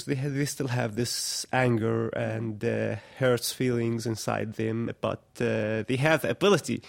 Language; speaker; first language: English; non-native, fluent; Arabic